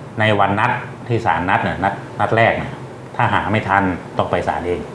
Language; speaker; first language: Thai; native; Thai